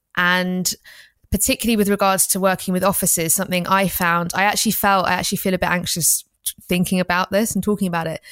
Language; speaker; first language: English; native; English